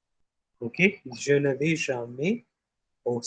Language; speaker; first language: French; non-native, fluent; Hindi